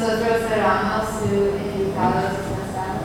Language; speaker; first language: Spanish; non-native, learner; English